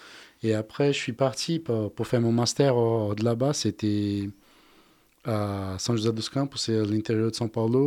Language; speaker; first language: French; non-native, fluent; Portuguese